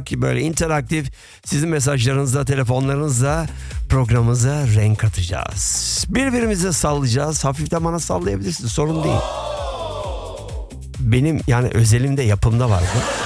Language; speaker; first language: Turkish; early bilingual, other home language; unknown